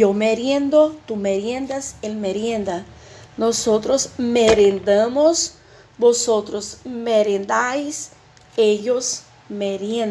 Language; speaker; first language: Spanish; non-native, fluent; Portuguese